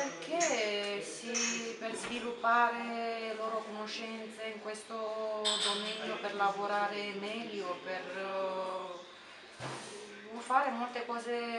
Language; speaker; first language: Italian; non-native, fluent; Romanian